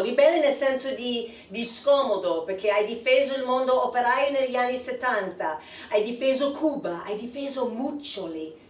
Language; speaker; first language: Italian; non-native, fluent; English